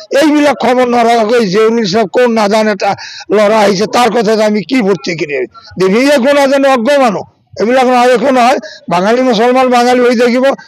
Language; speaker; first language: Assamese; non-native, local second language; Bangla